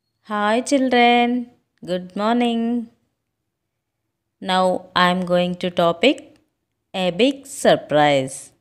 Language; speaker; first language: English; non-native, local second language; Telugu